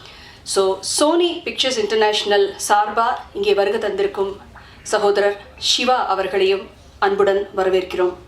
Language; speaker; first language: Tamil; native; Tamil